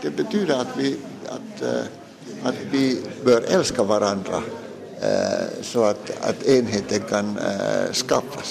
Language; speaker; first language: Swedish; non-native, local second language; Finnish